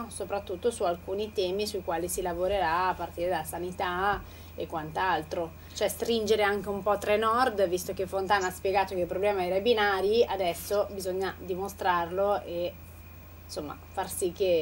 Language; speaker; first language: Italian; native; Italian